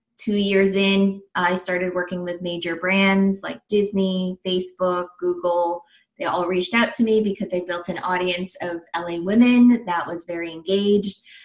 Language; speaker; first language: English; early bilingual, other home language; Filipino